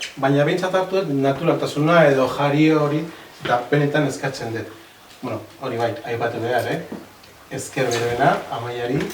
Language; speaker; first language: Basque; non-native, local second language; Spanish